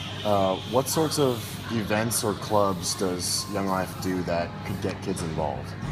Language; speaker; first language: English; native; English